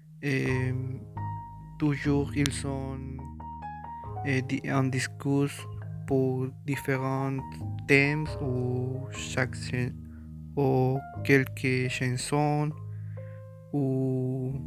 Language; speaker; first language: French; non-native, learner; Spanish